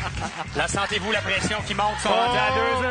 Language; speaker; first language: French; native; French